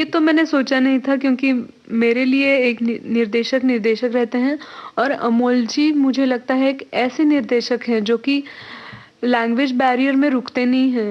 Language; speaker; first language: Hindi; non-native, local second language; Marathi